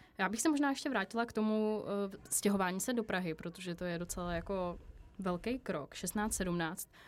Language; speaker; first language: Czech; native; Czech